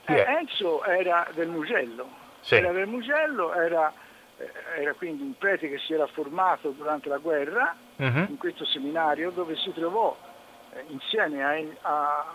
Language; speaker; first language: Italian; native; Italian